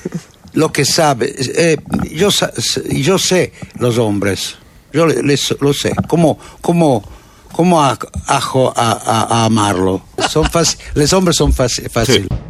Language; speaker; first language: Spanish; non-native, learner; Italian